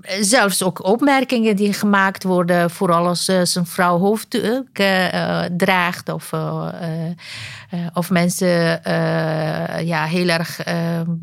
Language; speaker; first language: Dutch; non-native, fluent; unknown